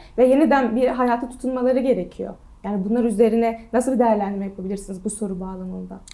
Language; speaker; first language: Turkish; native; Turkish